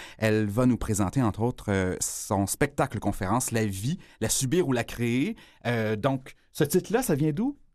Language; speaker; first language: French; native; French